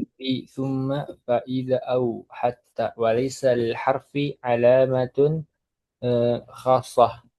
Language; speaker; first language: Arabic; non-native, learner; Indonesian